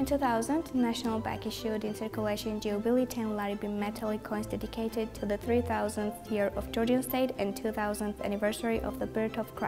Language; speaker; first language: English; non-native, learner; Georgian